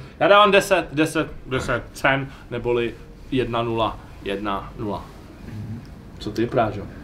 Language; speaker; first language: Czech; native; Czech